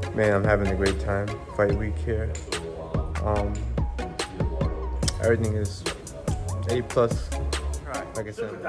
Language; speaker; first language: English; early bilingual, other home language; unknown